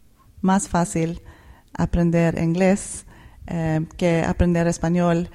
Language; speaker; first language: Spanish; non-native, fluent; Swedish